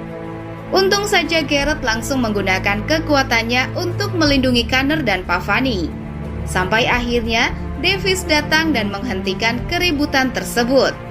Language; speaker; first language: Indonesian; native; Indonesian